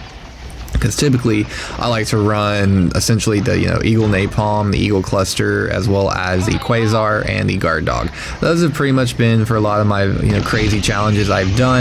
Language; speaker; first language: English; native; English